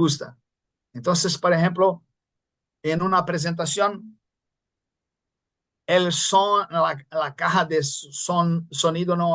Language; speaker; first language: Spanish; non-native, fluent; Portuguese